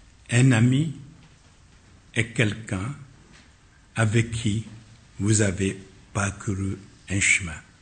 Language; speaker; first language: French; non-native, fluent; Akan